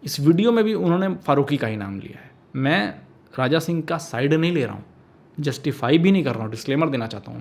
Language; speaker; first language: Hindi; native; Hindi